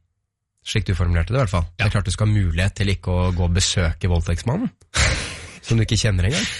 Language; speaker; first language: Norwegian; native; Norwegian